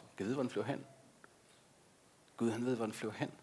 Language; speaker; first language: Danish; native; Danish